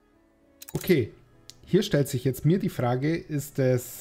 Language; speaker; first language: German; native; German